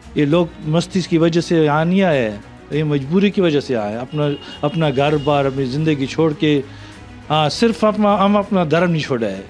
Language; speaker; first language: Hindi; non-native, fluent; Punjabi